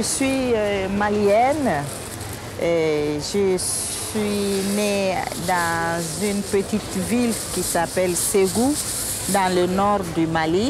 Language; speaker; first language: French; non-native, local second language; Bambara